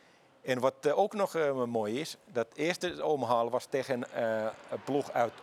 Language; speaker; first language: Dutch; non-native, fluent; Finnish